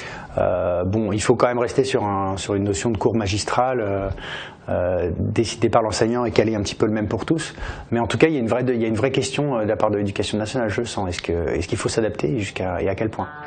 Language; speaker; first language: French; native; French